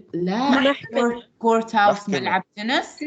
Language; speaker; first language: Arabic; native; Arabic